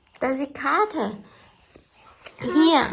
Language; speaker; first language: German; non-native, learner; Thai